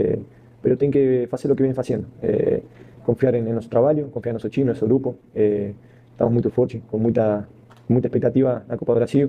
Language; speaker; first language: Portuguese; non-native, fluent; Spanish